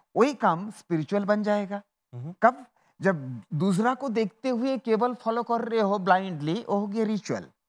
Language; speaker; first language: Hindi; non-native, local second language; Bangla